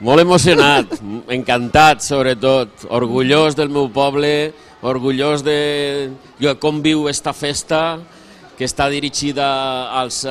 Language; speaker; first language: Catalan; native; Catalan